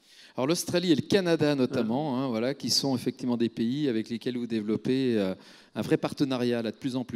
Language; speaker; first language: French; native; French